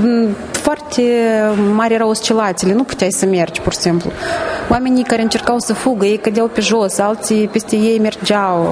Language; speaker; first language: Romanian; native; Romanian